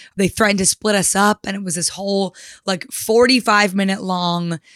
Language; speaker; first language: English; native; English